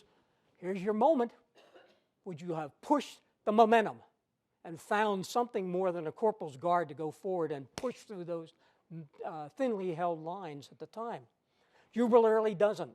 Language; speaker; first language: English; native; English